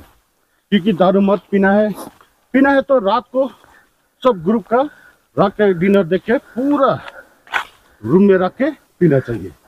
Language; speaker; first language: Hindi; non-native, local second language; Nepali